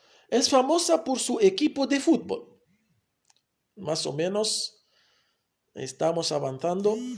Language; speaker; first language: Spanish; non-native, fluent; Arabic